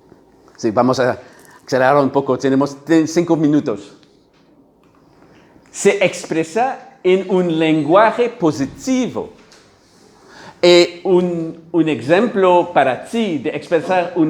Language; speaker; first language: Spanish; non-native, learner; French